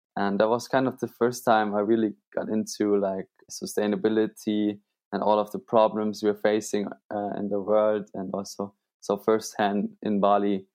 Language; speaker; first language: English; non-native, fluent; German